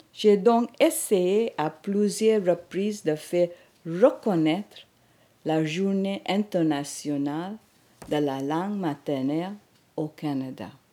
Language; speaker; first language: French; non-native, fluent; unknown